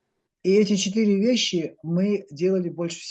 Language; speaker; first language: Russian; native; Russian